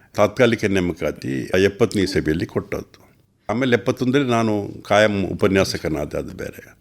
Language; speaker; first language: Kannada; non-native, local second language; Tulu